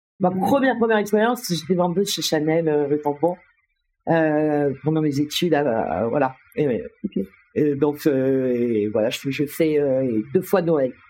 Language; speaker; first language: French; native; French